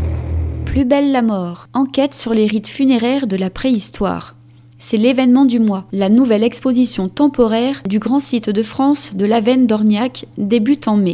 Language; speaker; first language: French; native; French